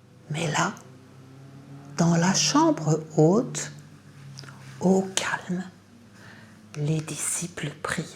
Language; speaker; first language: French; native; French